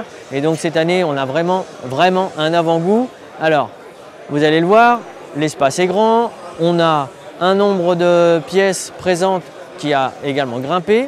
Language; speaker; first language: French; native; French